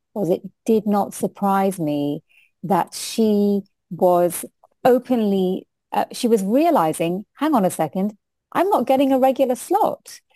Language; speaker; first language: English; non-native, local second language; Hindi